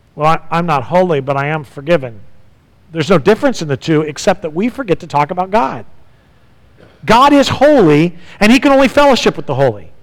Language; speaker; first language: English; native; English